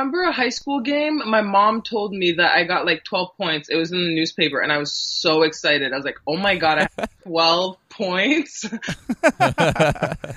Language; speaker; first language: English; native; English